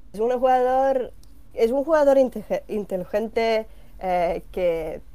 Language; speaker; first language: Spanish; non-native, learner; Swedish